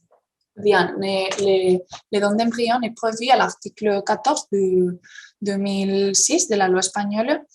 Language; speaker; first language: French; non-native, fluent; Spanish